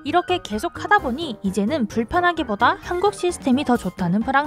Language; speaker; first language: Korean; native; Korean